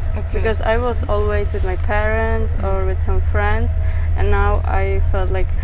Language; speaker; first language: English; non-native, fluent; Czech